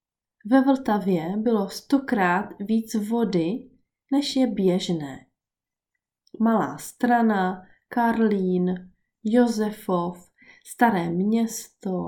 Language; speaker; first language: Czech; native; Czech